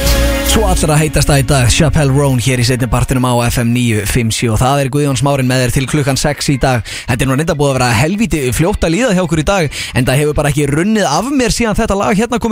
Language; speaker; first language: Icelandic; native; Icelandic